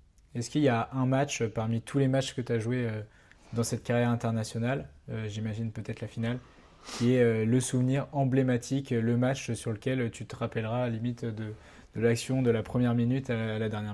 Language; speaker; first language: French; native; French